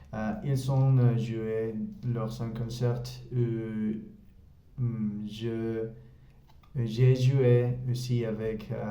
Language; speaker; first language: French; non-native, learner; Spanish